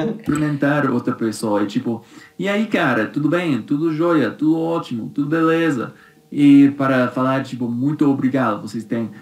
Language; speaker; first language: Portuguese; non-native, fluent; English